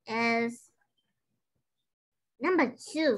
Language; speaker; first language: English; non-native, learner; Vietnamese